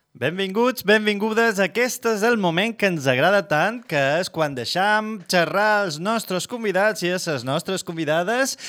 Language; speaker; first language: Catalan; native; Catalan